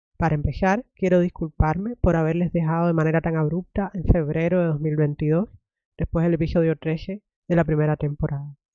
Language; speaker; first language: Spanish; native; Spanish